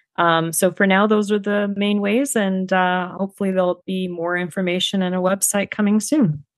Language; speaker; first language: English; early bilingual, other home language; Armenian